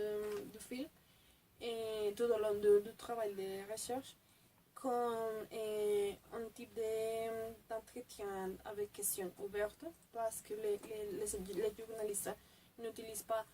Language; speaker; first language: French; non-native, fluent; Spanish